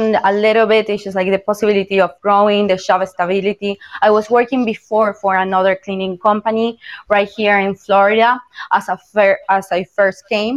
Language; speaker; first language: English; non-native, fluent; Spanish